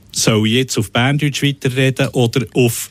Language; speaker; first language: German; native; German